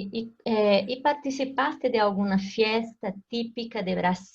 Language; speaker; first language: Spanish; non-native, fluent; Portuguese